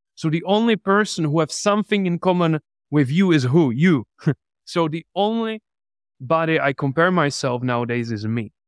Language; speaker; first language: English; non-native, fluent; Czech